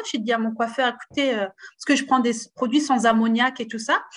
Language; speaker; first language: French; native; French